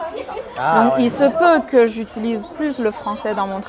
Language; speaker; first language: French; non-native, fluent; Chinese